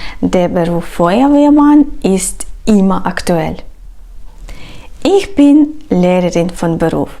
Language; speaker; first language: German; non-native, fluent; Ukrainian